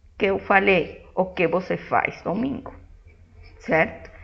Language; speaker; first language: Portuguese; non-native, fluent; Spanish